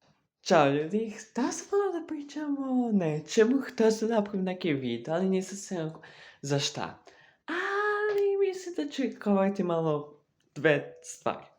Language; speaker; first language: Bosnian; early bilingual, heritage; Serbian